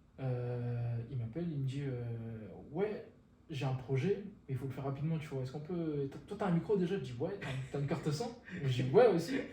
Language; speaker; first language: French; non-native, local second language; Malagasy